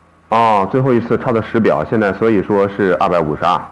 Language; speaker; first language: Chinese; native; Chinese